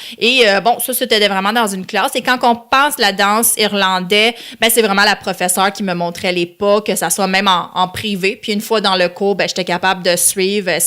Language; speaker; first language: French; non-native, local second language; Italian